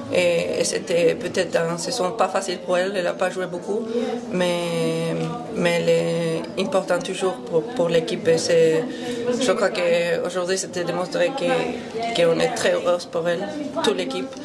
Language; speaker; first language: French; non-native, fluent; Spanish